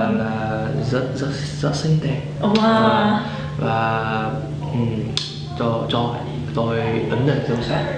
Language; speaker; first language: Vietnamese; non-native, learner; Chinese